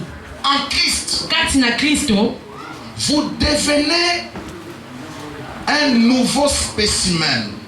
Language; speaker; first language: French; non-native, local second language; Lingala